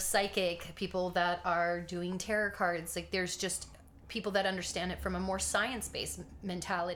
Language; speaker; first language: English; native; English